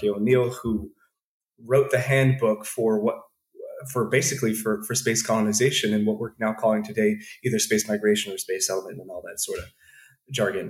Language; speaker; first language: English; native; English